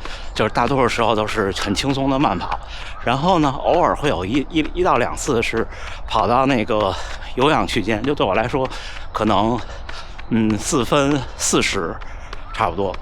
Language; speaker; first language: Chinese; native; Chinese